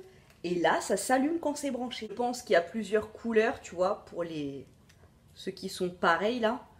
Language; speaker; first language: French; native; French